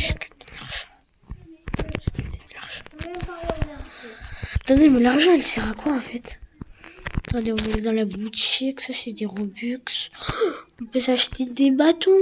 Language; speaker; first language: French; native; French